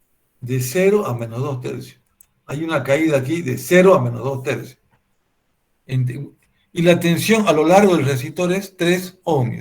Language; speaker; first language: Spanish; native; Spanish